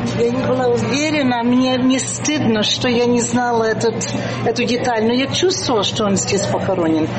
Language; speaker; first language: Russian; early bilingual, heritage; Russian